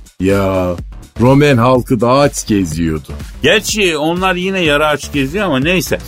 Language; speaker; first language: Turkish; native; Turkish